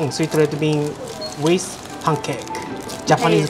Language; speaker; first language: English; non-native, learner; Japanese